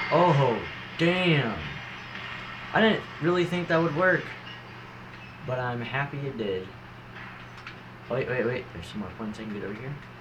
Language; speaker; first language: English; native; English